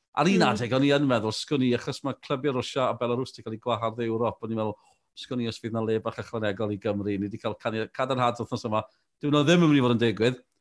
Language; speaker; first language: Welsh; native; Welsh